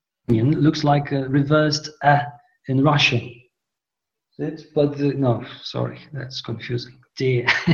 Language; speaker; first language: English; non-native, fluent; Polish